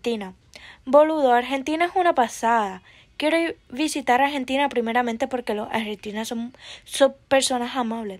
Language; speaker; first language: Spanish; early bilingual, heritage; Spanish